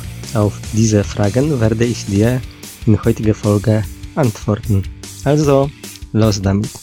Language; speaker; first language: German; non-native, learner; Polish